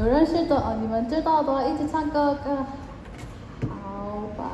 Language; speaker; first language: Chinese; non-native, learner; Korean